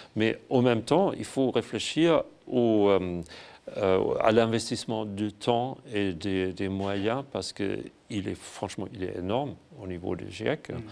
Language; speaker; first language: French; non-native, fluent; German